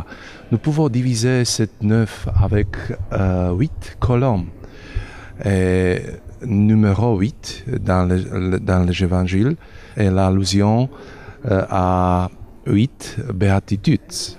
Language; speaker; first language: French; non-native, learner; Slovak